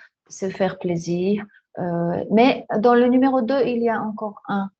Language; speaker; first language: French; non-native, fluent; Spanish